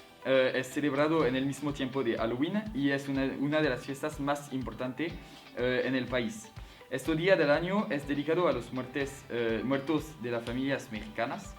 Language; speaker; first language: Spanish; non-native, learner; French